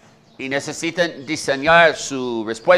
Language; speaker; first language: Spanish; native; Spanish